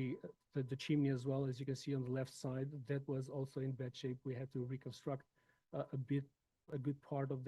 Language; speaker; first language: English; non-native, fluent; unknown